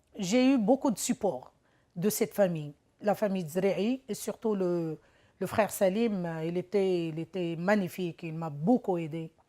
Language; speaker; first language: French; non-native, local second language; Arabic